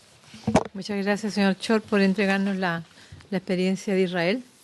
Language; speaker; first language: Spanish; native; Spanish